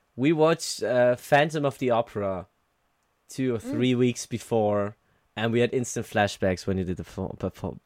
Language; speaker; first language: English; non-native, fluent; German